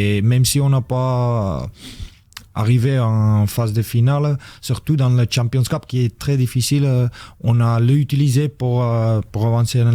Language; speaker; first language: French; non-native, fluent; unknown